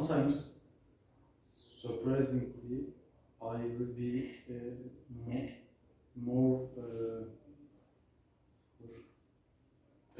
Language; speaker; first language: English; non-native, learner; Turkish